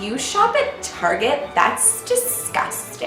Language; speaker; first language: English; native; English